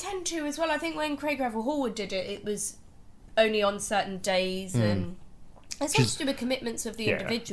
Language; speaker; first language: English; native; English